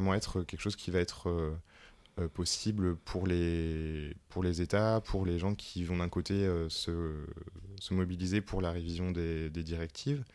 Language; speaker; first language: French; native; French